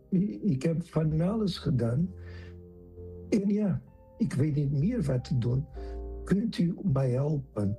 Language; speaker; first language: Dutch; non-native, fluent; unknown